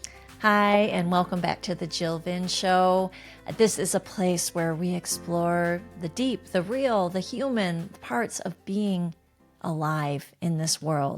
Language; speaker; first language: English; native; English